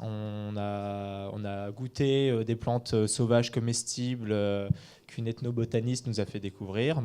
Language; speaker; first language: French; native; French